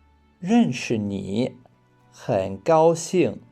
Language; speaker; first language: Chinese; non-native, fluent; English